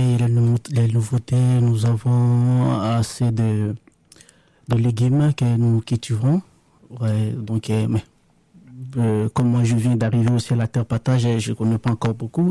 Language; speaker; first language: French; non-native, local second language; Lingala